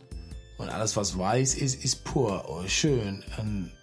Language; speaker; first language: German; non-native, fluent; English